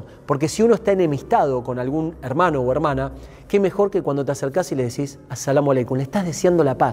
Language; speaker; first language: Spanish; native; Spanish